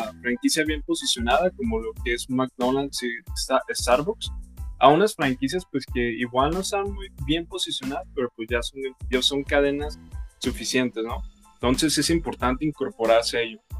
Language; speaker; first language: Spanish; native; Spanish